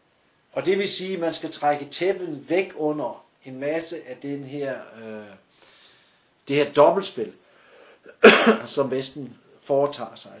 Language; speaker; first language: Danish; native; Danish